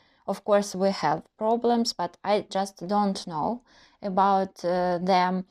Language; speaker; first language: English; non-native, learner; Russian